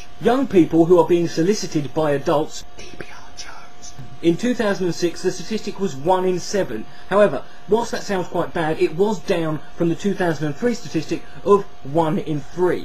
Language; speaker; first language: English; native; English